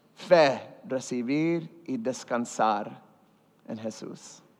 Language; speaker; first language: Spanish; early bilingual, heritage; Spanish